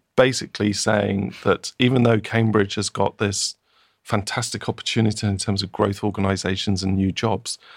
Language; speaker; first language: English; native; English